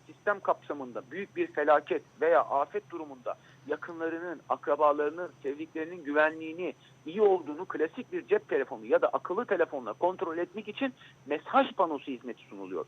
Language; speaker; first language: Turkish; native; Turkish